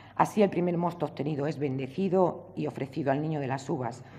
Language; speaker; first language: Spanish; native; Spanish